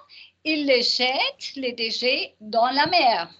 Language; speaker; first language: French; non-native, learner; German